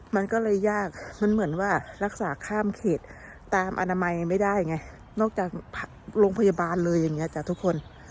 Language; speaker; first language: Thai; native; Thai